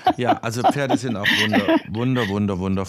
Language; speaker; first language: German; native; German